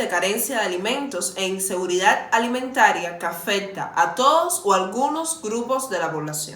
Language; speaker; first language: Spanish; native; Spanish